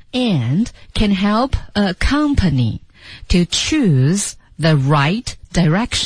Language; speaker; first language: English; non-native, fluent; Chinese